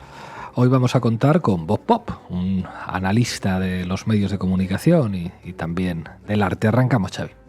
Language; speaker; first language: Spanish; native; Spanish